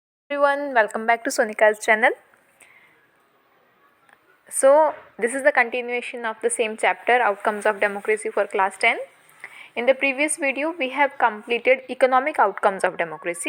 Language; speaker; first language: English; non-native, local second language; Hindi